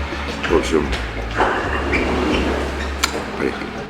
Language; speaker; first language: Russian; native; Russian